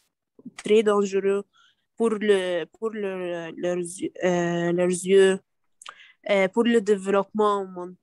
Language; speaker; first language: French; non-native, learner; Arabic